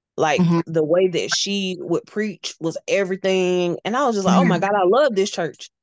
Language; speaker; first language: English; native; English